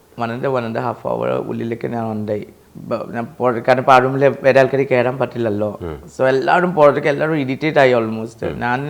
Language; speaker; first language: Malayalam; non-native, fluent; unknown